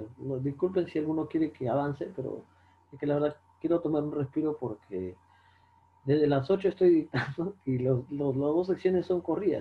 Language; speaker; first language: Spanish; native; Spanish